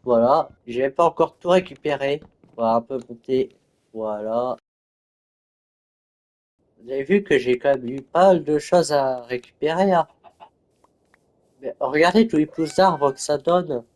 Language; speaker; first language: French; native; French